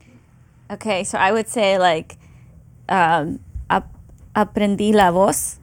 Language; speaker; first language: Spanish; early bilingual, heritage; English